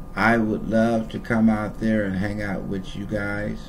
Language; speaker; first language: English; native; English